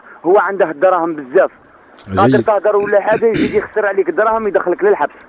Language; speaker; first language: Arabic; native; Arabic